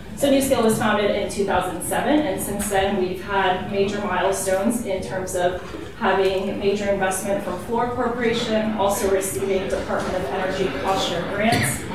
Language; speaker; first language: English; native; English